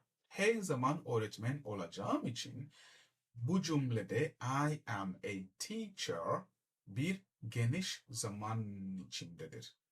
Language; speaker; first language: Turkish; non-native, learner; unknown